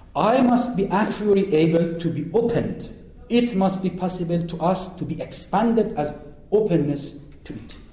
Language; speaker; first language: English; non-native, fluent; Persian